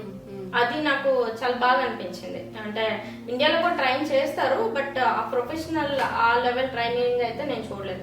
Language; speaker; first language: Telugu; native; Telugu